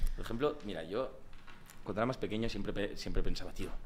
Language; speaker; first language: Spanish; native; Spanish